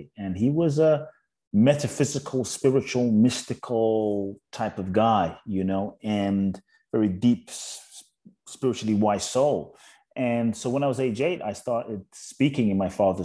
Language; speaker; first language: English; native; English